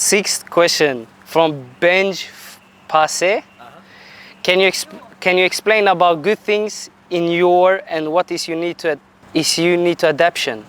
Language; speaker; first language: English; non-native, fluent; Swedish